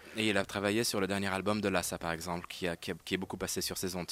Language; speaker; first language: French; non-native, local second language; Arabic